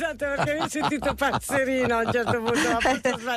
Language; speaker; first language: Italian; native; Italian